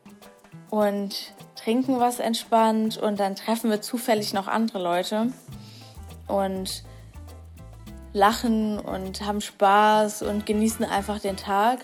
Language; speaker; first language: German; native; German